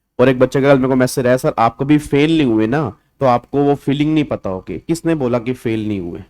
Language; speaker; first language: Hindi; native; Hindi